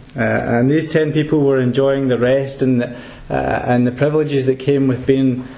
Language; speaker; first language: English; native; English